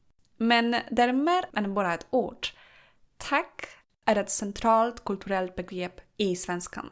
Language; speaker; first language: Swedish; non-native, fluent; Polish